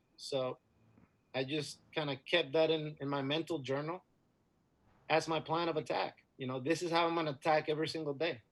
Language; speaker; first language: English; non-native, fluent; Spanish